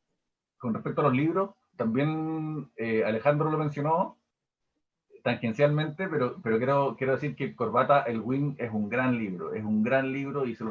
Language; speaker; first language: Spanish; native; Spanish